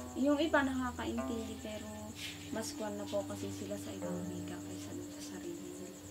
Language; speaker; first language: Filipino; non-native, local second language; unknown